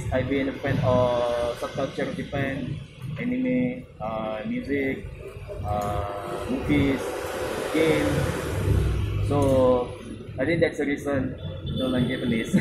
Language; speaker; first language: English; non-native, learner; Indonesian